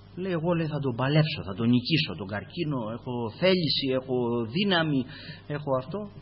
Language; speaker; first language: Greek; native; Greek